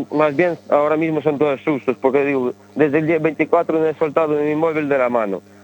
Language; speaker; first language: Spanish; early bilingual, other home language; Ukrainian